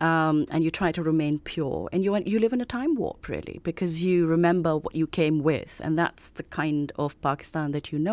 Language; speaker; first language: English; non-native, local second language; Urdu